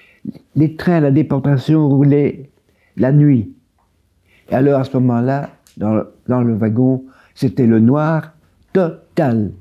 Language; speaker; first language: French; native; French